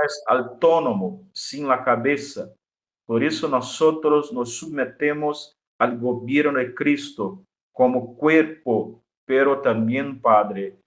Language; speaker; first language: Spanish; non-native, fluent; Portuguese